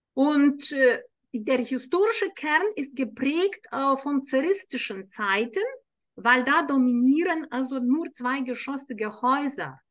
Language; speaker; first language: German; non-native, fluent; Lithuanian